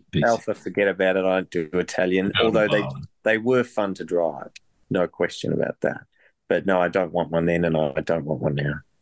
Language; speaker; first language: English; native; English